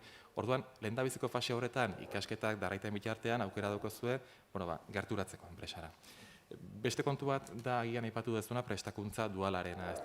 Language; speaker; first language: Basque; native; Basque